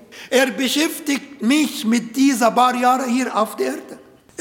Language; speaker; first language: German; non-native, fluent; Arabic